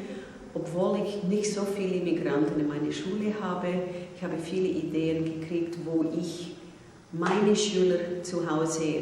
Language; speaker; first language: German; non-native, fluent; English